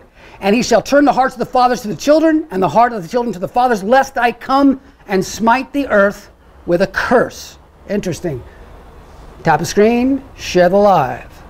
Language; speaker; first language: English; native; English